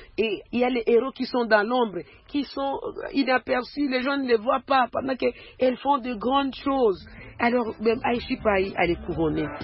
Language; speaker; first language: French; non-native, local second language; Swahili